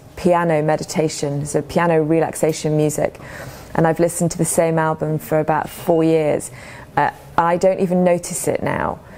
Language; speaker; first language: English; native; English